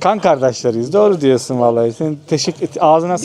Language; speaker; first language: Turkish; native; Turkish